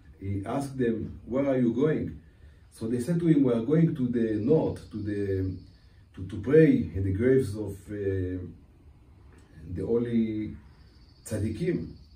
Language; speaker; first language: English; non-native, fluent; Hebrew